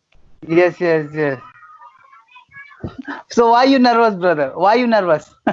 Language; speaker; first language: English; non-native, fluent; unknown